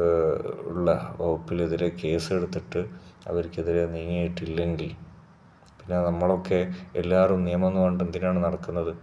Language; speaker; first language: Malayalam; native; Malayalam